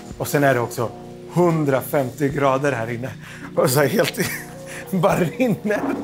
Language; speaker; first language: Swedish; early bilingual, other home language; Arabic